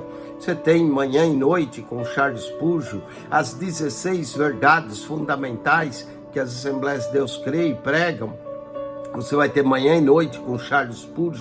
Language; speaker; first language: Portuguese; native; Portuguese